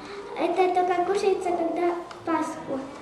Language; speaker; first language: Russian; early bilingual, heritage; Russian